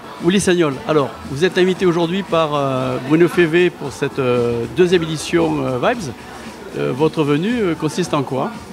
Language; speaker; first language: French; native; French